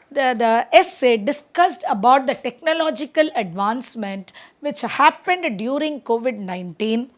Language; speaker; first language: English; non-native, local second language; Tamil